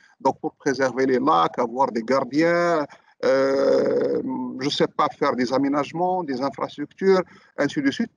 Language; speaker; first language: French; non-native, local second language; Arabic